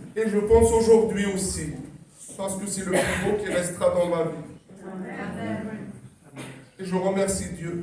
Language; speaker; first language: French; non-native, local second language; Kabyle